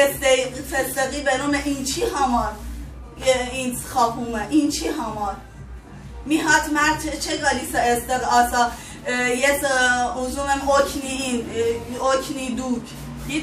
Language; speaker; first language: Armenian; non-native, learner; Persian